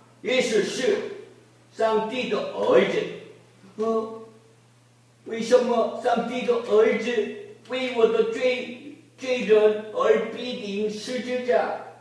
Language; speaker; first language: Chinese; non-native, learner; Korean